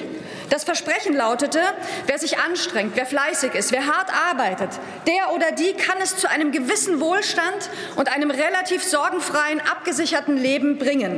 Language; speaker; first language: German; early bilingual, other home language; Turkish